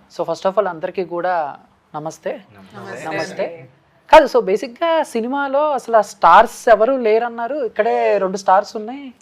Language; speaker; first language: Telugu; native; Telugu